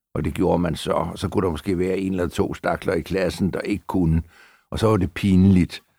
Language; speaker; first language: Danish; native; Danish